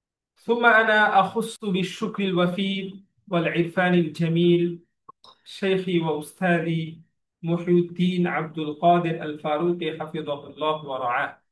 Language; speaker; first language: Arabic; non-native, fluent; Bangla